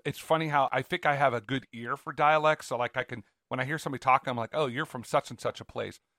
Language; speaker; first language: English; native; English